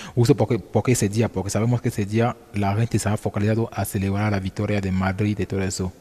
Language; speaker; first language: Spanish; non-native, fluent; French